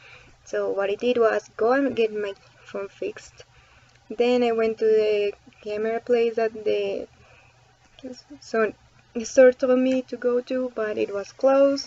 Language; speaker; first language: English; non-native, fluent; Spanish